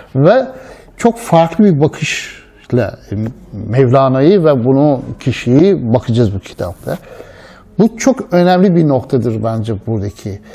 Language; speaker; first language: Turkish; non-native, fluent; Persian